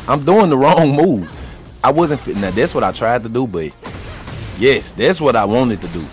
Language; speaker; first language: English; native; English